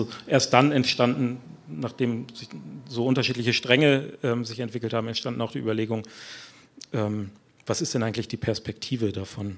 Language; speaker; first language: German; native; German